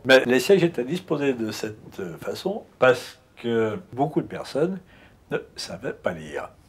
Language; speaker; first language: French; native; French